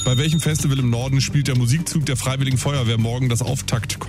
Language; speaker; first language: German; native; German